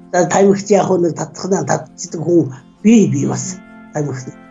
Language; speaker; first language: Mongolian; native; Mongolian